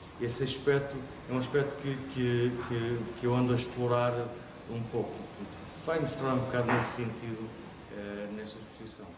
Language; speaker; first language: Portuguese; native; Portuguese